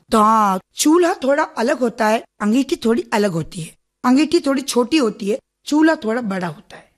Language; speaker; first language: Hindi; non-native, local second language; Malayalam